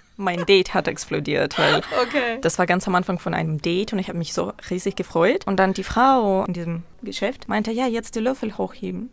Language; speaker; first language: German; non-native, fluent; Russian